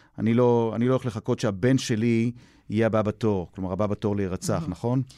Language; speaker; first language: Hebrew; native; Hebrew